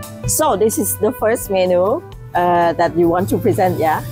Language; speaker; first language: English; non-native, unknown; Thai